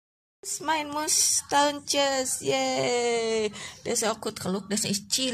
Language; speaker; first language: Dutch; non-native, learner; Indonesian